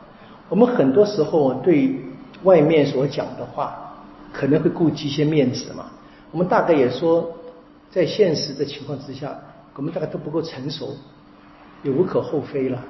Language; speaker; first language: Chinese; native; Chinese